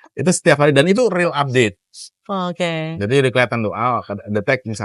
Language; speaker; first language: Indonesian; native; Indonesian